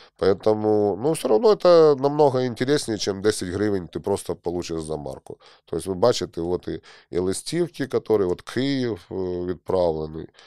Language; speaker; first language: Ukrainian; native; Ukrainian